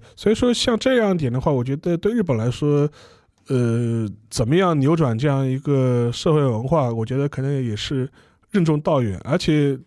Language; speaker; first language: Chinese; native; Chinese